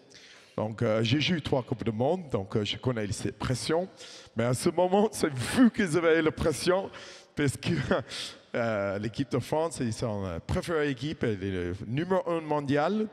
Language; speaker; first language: French; non-native, fluent; English